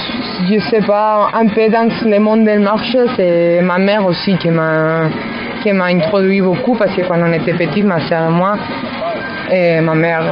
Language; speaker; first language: French; non-native, fluent; Spanish